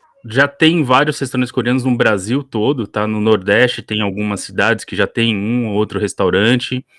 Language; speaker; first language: Portuguese; early bilingual, other home language; Korean